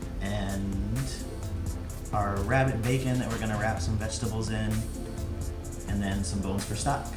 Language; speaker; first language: English; native; English